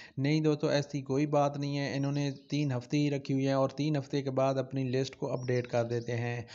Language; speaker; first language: Urdu; non-native, local second language; Punjabi